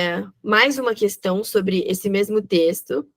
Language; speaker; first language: Portuguese; native; Portuguese